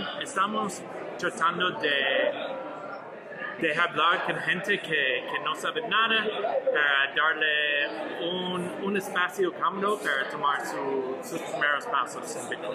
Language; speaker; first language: Spanish; non-native, learner; English